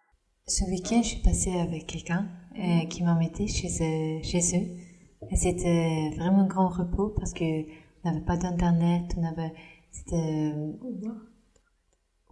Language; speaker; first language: French; non-native, fluent; Norwegian